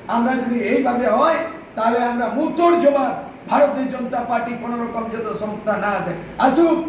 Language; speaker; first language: Bangla; non-native, local second language; Santali